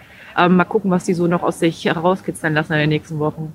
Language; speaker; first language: German; native; German